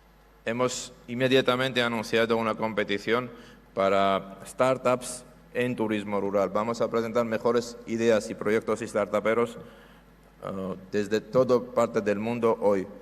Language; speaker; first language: Spanish; non-native, fluent; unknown